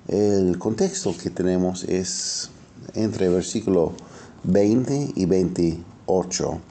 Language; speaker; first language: Spanish; non-native, fluent; English